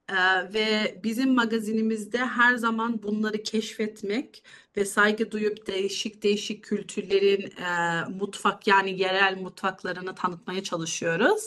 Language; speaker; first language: Turkish; early bilingual, heritage; Turkish